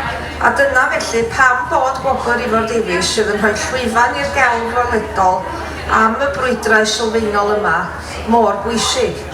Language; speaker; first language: Welsh; native; Welsh